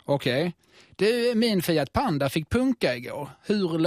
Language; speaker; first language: Swedish; native; Swedish